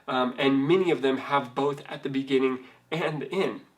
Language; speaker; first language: English; native; English